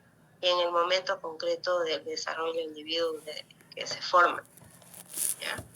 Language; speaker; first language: Spanish; native; Spanish